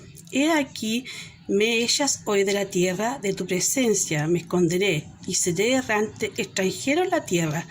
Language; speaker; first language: Spanish; native; Spanish